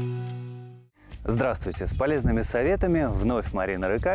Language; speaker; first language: Russian; native; Russian